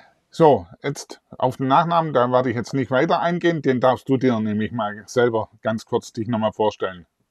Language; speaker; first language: German; native; German